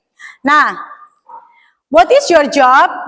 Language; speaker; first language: English; non-native, learner; Indonesian